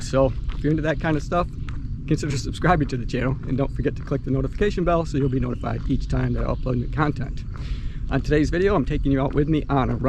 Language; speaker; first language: English; native; English